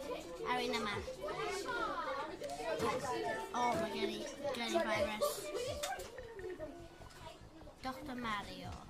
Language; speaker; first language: Welsh; non-native, local second language; English